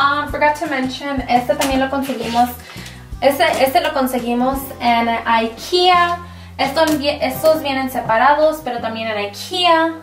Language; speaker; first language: Spanish; early bilingual, heritage; Spanish